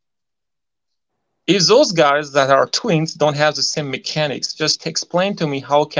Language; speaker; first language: English; non-native, fluent; French